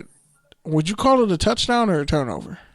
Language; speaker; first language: English; native; English